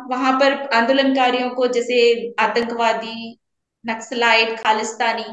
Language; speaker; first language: Hindi; native; Hindi